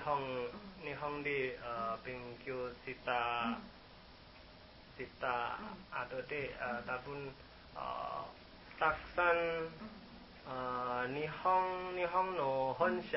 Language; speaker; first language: Japanese; non-native, learner; Indonesian